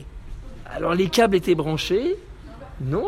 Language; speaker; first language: French; native; French